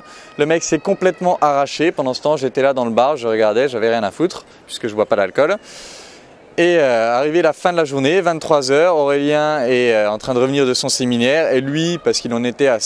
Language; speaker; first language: French; native; French